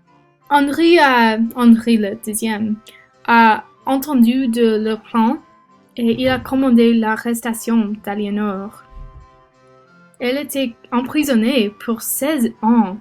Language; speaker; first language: French; non-native, learner; English